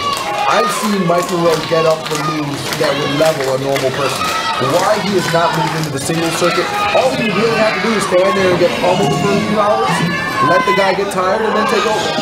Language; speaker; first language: English; native; English